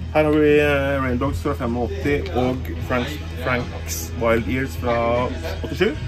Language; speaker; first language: Norwegian; native; Norwegian